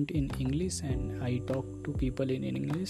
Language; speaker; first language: English; non-native, local second language; Hindi